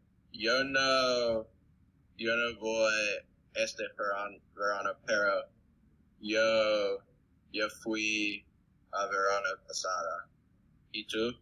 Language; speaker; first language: Spanish; non-native, learner; English